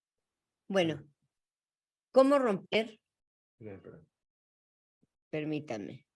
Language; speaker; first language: Spanish; native; Spanish